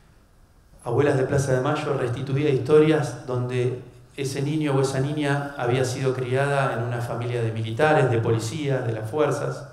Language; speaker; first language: Spanish; native; Spanish